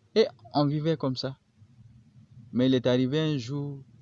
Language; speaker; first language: French; non-native, local second language; Baoulé